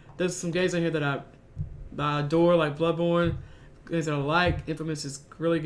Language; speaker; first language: English; native; English